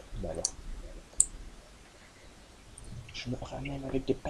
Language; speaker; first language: French; native; French